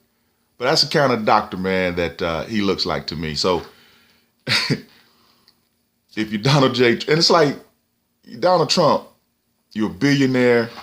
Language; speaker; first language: English; native; English